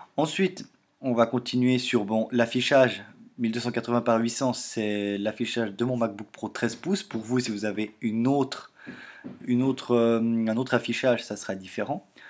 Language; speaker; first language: French; native; French